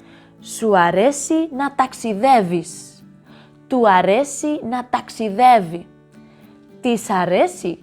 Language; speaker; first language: Greek; non-native, learner; Spanish